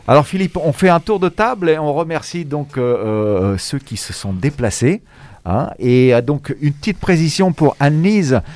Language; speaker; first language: French; native; French